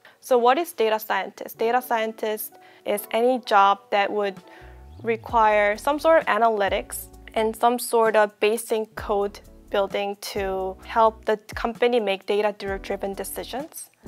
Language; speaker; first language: English; non-native, fluent; Korean